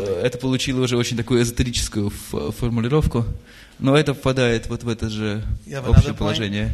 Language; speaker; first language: Russian; native; Russian